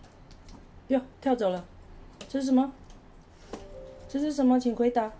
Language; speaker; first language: Chinese; native; Chinese